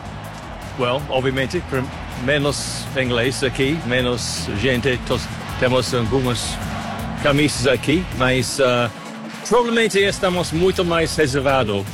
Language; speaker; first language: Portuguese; non-native, learner; English